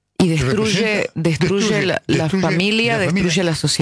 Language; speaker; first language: Spanish; native; Spanish